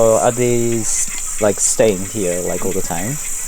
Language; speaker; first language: English; non-native, fluent; Japanese